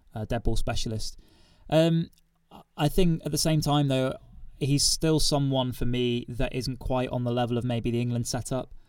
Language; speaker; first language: English; native; English